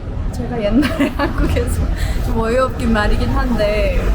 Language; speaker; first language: Korean; non-native, fluent; Persian